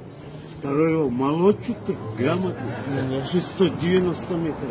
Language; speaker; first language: Russian; non-native, local second language; Kyrgyz